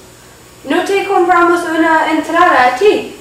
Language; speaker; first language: Spanish; non-native, learner; English